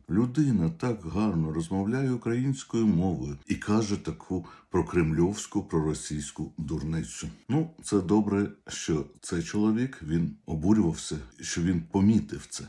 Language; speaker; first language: Ukrainian; non-native, local second language; Russian